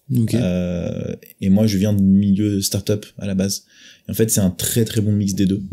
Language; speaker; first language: French; native; French